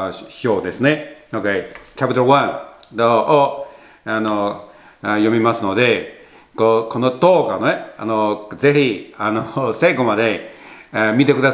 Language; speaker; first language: Japanese; non-native, learner; Chinese